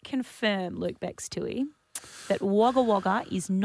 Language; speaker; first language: English; native; English